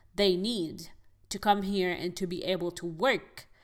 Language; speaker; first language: English; non-native, fluent; Arabic